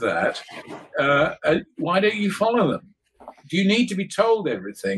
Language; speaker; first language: English; native; English